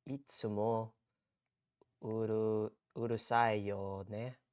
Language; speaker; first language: Japanese; non-native, learner; English